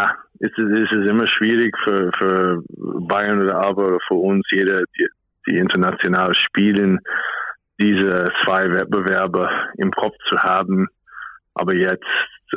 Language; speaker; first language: German; non-native, fluent; English